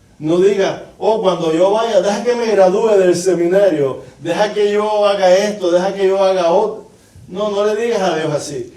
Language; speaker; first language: Spanish; native; Spanish